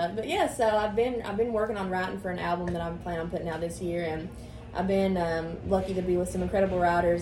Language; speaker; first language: English; native; English